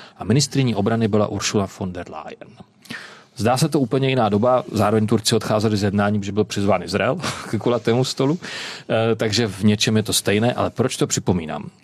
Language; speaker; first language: Czech; native; Czech